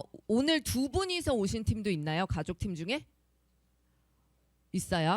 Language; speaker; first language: Korean; native; Korean